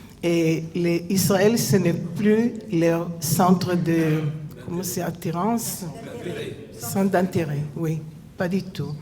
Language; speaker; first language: French; non-native, fluent; Hebrew